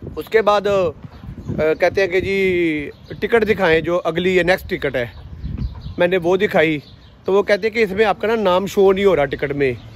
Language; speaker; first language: Urdu; non-native, local second language; Punjabi